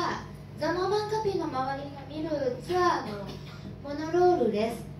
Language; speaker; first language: Japanese; non-native, learner; Thai